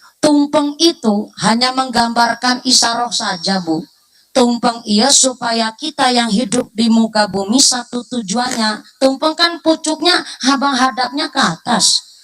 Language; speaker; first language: Indonesian; non-native, local second language; Javanese